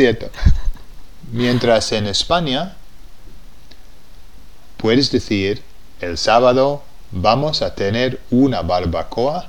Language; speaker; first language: Spanish; non-native, fluent; English